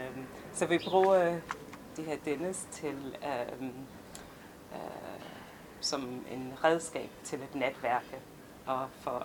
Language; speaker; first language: Danish; non-native, fluent; English